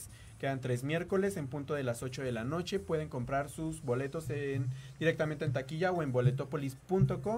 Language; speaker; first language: Spanish; native; Spanish